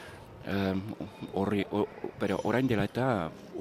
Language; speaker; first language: Basque; non-native, learner; English